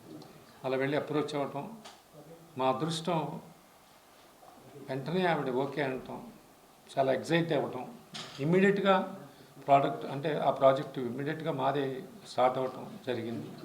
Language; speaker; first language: Telugu; native; Telugu